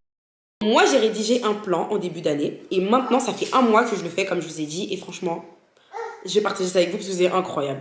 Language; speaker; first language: French; native; French